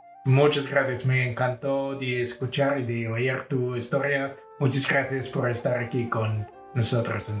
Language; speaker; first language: Spanish; non-native, fluent; English